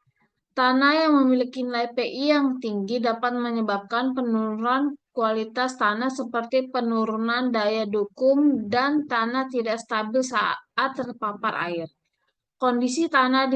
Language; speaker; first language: Indonesian; native; Indonesian